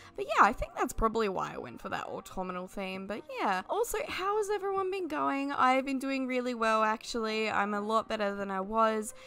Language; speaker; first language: English; native; English